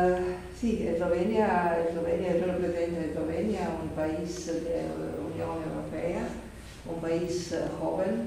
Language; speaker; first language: Spanish; non-native, learner; Slovenian